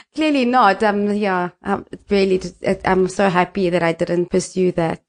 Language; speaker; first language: English; non-native, local second language; Northern Sotho